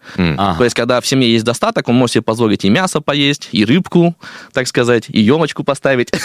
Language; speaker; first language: Russian; non-native, fluent; Chinese